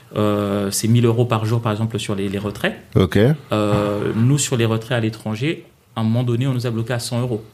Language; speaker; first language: French; non-native, local second language; Lingala